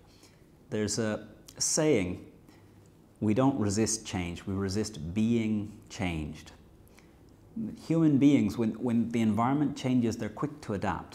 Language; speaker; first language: English; native; English